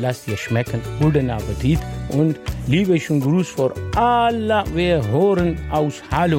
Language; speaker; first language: German; non-native, learner; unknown